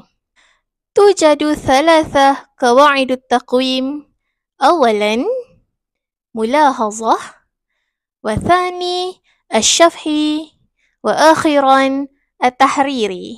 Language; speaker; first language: Arabic; non-native, learner; Malay